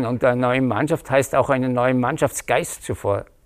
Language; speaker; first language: German; native; German